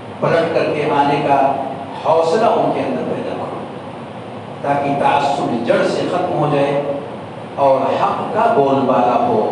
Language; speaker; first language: Urdu; native; Urdu